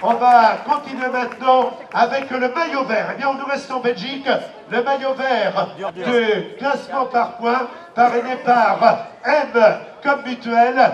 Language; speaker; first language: French; native; French